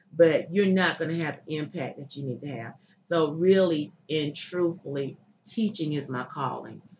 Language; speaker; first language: English; native; English